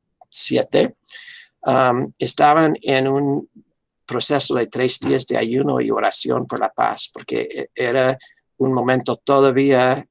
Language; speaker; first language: Spanish; non-native, fluent; English